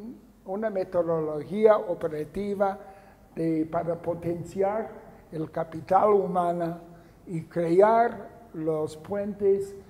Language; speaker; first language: Spanish; non-native, fluent; English